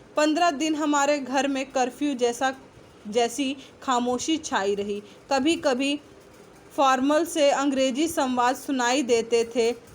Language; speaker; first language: Hindi; native; Hindi